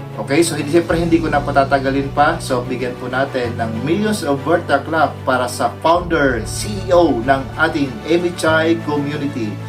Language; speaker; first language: Filipino; native; Filipino